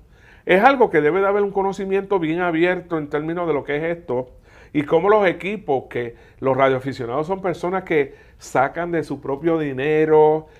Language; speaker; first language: Spanish; native; Spanish